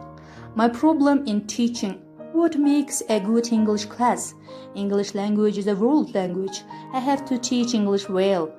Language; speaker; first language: English; non-native, fluent; Kyrgyz